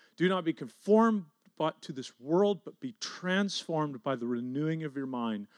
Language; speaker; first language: English; native; English